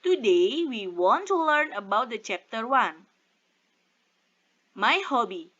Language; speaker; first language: English; non-native, fluent; Indonesian